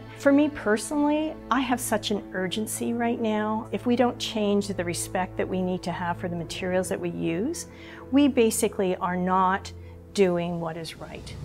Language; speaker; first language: English; native; English